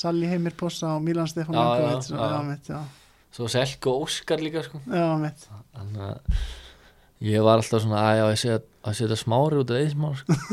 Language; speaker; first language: Icelandic; early bilingual, other home language; Serbian